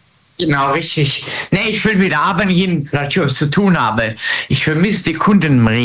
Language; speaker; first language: German; native; German